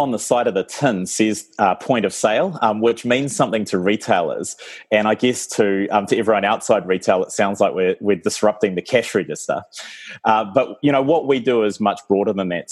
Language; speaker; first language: English; native; English